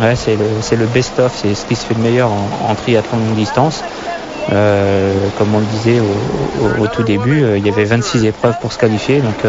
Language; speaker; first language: French; native; French